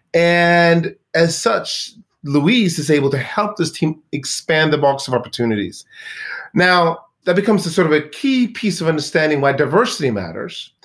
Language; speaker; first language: English; early bilingual, other home language; Swedish